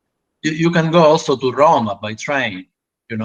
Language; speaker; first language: English; non-native, learner; Italian